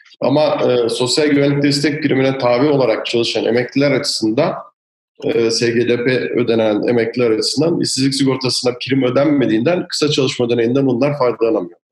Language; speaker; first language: Turkish; native; Turkish